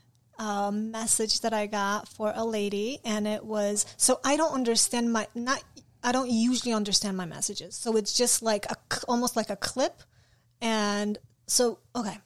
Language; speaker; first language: English; non-native, fluent; Polish